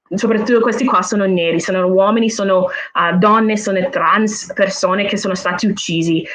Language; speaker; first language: Italian; non-native, fluent; English